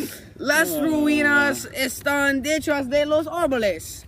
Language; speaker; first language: Spanish; non-native, learner; English